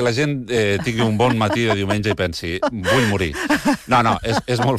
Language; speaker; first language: Catalan; native; Catalan